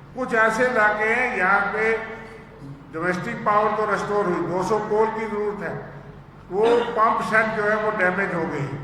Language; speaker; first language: Urdu; non-native, local second language; Dogri